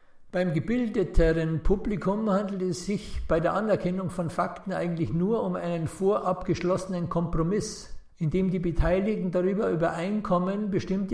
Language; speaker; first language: German; native; German